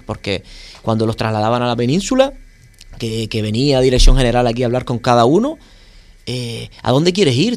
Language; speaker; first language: Spanish; native; Spanish